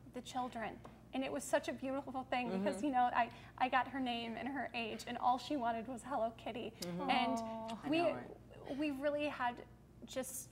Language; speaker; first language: English; native; English